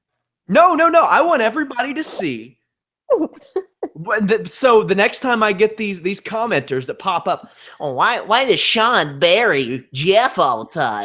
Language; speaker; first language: English; native; English